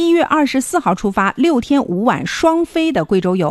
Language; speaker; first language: Chinese; native; Chinese